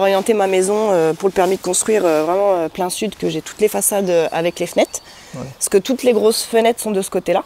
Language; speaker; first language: French; native; French